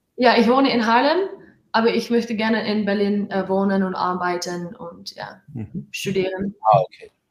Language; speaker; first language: German; non-native, learner; Dutch